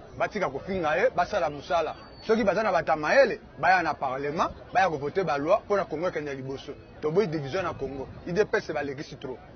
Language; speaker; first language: Lingala; native; Lingala